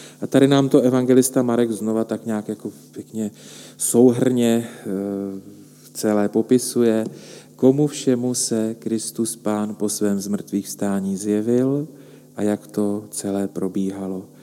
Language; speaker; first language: Czech; native; Czech